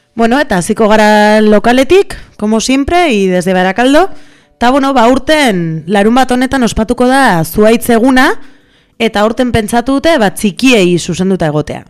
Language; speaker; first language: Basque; non-native, local second language; Spanish